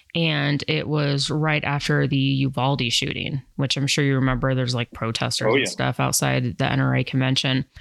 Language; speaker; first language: English; native; English